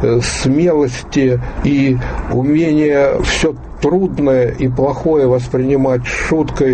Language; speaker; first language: Russian; native; Russian